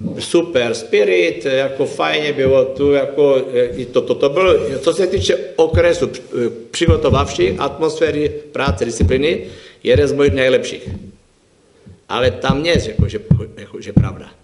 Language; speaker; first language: Polish; non-native, learner; Czech